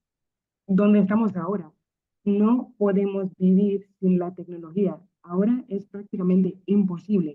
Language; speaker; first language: Spanish; non-native, fluent; Akan